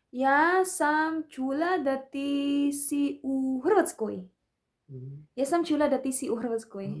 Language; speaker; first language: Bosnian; non-native, learner; Filipino